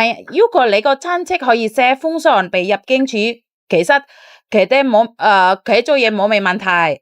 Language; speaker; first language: Cantonese; non-native, fluent; Indonesian